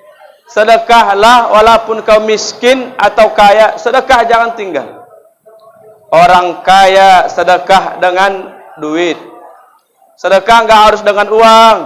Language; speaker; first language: Indonesian; native; Indonesian